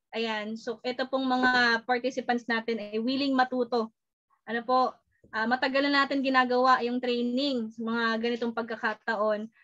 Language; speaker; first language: Filipino; non-native, local second language; Bikol